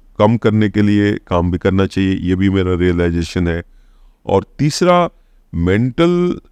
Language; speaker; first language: Hindi; non-native, local second language; Odia